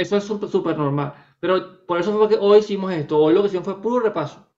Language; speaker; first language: Spanish; native; Spanish